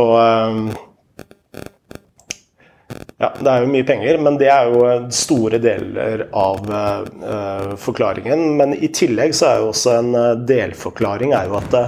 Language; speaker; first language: Norwegian; native; Norwegian